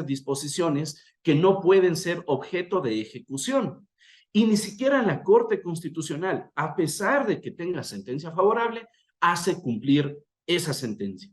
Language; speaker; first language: Spanish; native; Spanish